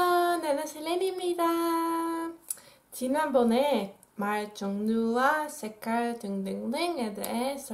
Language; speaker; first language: Korean; non-native, fluent; Dutch